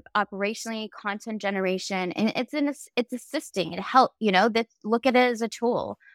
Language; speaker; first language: English; native; English